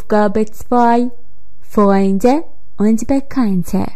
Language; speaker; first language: German; non-native, fluent; Persian